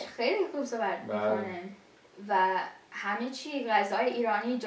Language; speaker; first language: Persian; early bilingual, heritage; English